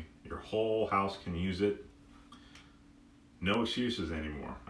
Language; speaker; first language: English; native; English